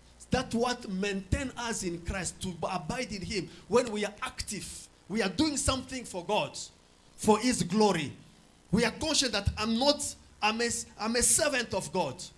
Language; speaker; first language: English; non-native, fluent; Swahili